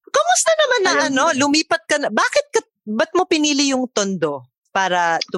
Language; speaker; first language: Filipino; native; Filipino